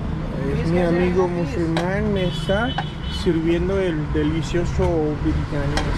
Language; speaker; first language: Spanish; non-native, fluent; Hindi